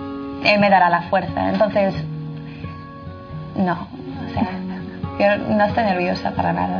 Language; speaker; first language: Spanish; non-native, fluent; French